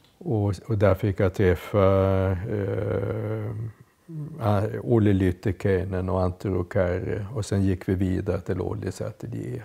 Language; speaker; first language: Swedish; native; Swedish